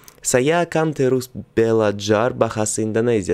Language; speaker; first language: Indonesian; non-native, learner; Russian